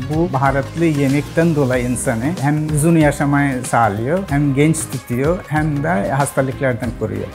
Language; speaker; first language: Turkish; non-native, fluent; Bangla